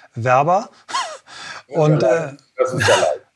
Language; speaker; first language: German; native; German